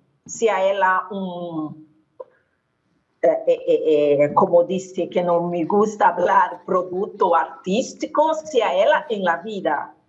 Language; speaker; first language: Spanish; non-native, fluent; Portuguese